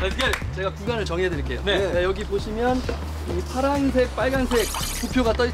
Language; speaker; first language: Korean; native; Korean